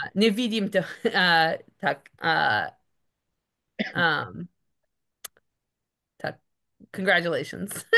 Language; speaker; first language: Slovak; non-native, learner; English